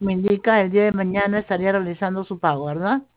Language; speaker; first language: Spanish; native; Spanish